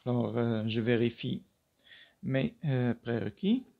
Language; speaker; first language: French; non-native, local second language; Arabic